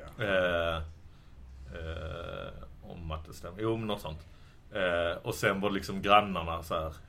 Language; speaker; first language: Swedish; native; Swedish